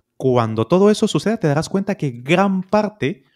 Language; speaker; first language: Spanish; native; Spanish